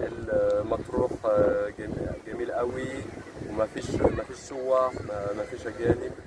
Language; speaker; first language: Arabic; non-native, fluent; French